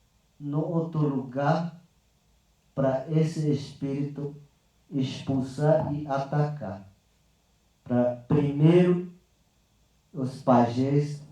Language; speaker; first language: Portuguese; non-native, local second language; Yanomámi